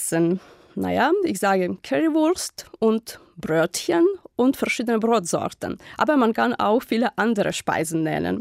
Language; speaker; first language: German; non-native, fluent; Ukrainian